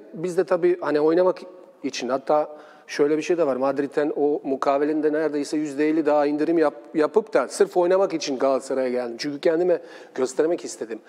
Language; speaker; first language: Turkish; non-native, fluent; Bosnian